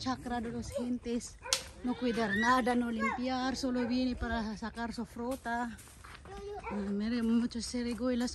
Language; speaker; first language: Spanish; non-native, learner; Filipino